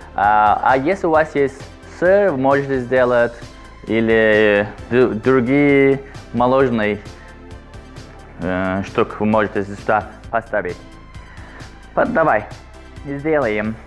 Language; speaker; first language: Russian; non-native, learner; Azerbaijani